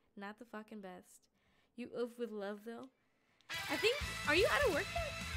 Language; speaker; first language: English; early bilingual, other home language; Spanish